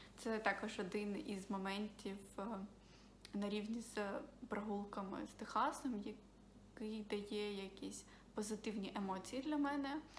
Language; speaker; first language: Ukrainian; non-native, local second language; Russian